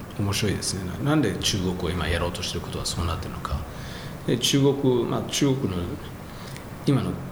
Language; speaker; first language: Japanese; non-native, fluent; French